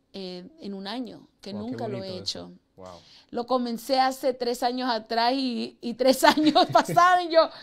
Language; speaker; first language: Spanish; early bilingual, heritage; Spanish